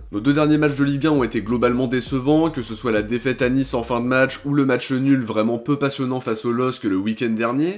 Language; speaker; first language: French; native; French